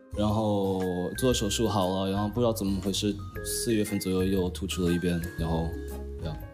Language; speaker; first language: Chinese; early bilingual, heritage; Chinese